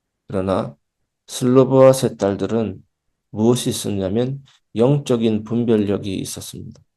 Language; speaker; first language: Korean; native; Korean